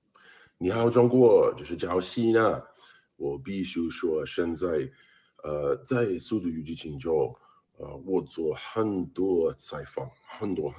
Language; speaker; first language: Chinese; non-native, learner; English